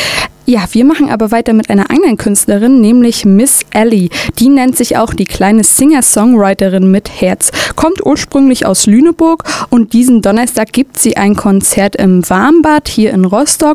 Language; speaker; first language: German; native; German